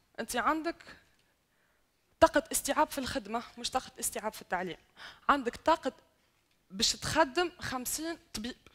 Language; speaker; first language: Arabic; native; Arabic